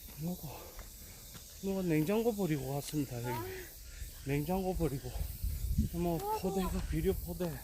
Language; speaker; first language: Korean; native; Korean